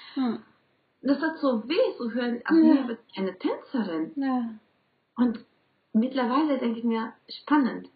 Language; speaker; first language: German; non-native, fluent; Spanish